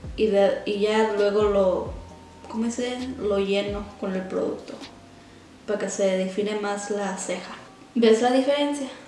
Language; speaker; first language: Spanish; early bilingual, heritage; Spanish